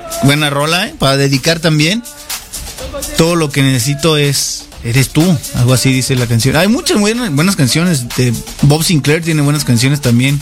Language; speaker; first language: Spanish; native; Spanish